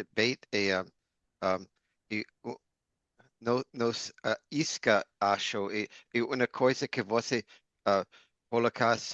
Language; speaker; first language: Portuguese; non-native, learner; English